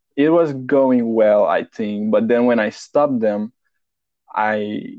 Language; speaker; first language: English; non-native, fluent; Romanian